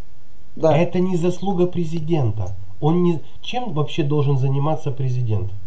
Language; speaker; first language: Russian; non-native, local second language; Ukrainian